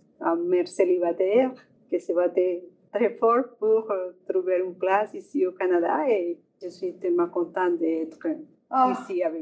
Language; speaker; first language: French; non-native, learner; Spanish